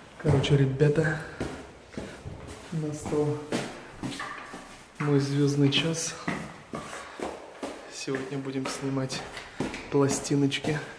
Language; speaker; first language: Russian; non-native, local second language; Tatar